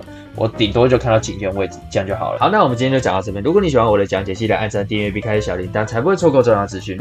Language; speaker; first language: Chinese; native; Chinese